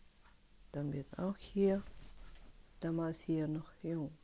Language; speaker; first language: German; non-native, learner; Russian